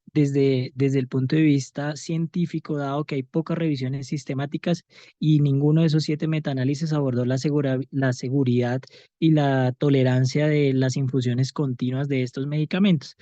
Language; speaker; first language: Spanish; native; Spanish